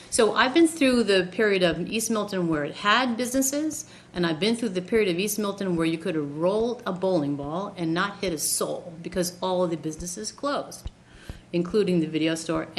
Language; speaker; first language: English; native; English